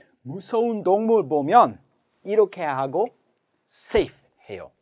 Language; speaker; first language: Korean; non-native, learner; English